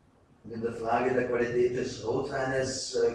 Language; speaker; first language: German; native; German